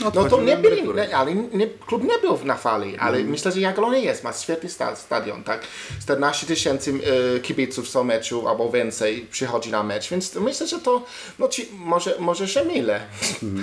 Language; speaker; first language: Polish; non-native, learner; English